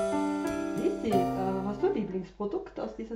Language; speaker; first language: German; native; German